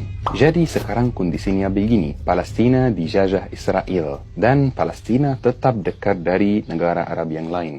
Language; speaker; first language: Indonesian; non-native, fluent; Arabic